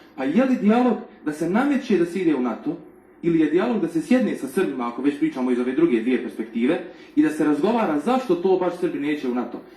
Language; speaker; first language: Serbian; native; Serbian